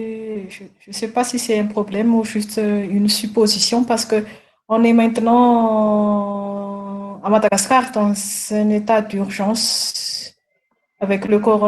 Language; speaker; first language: French; non-native, local second language; Malagasy